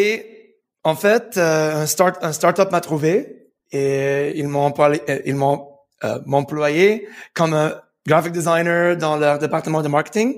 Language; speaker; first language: French; early bilingual, heritage; French